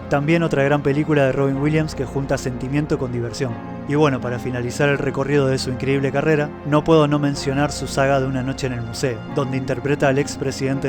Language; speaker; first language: Spanish; native; Spanish